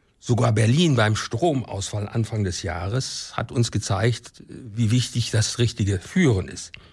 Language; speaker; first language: German; native; German